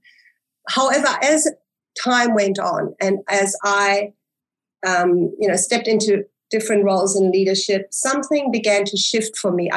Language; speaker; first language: English; early bilingual, other home language; German